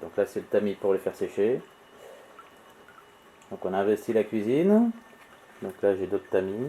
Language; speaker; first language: French; native; French